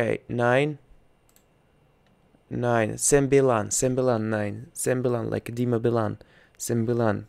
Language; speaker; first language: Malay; non-native, learner; Russian